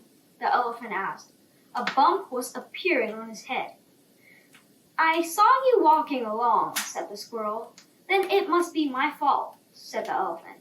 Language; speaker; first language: English; non-native, fluent; Korean